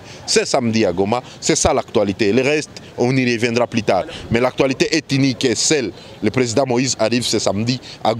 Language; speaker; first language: French; non-native, local second language; Swahili